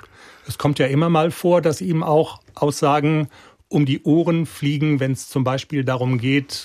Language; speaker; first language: German; native; German